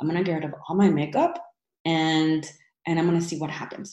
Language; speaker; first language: English; early bilingual, other home language; Spanish